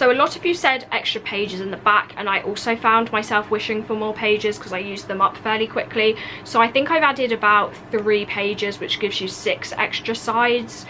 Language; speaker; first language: English; native; English